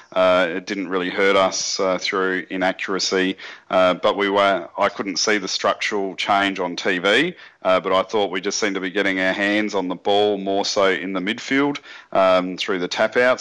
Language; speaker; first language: English; native; English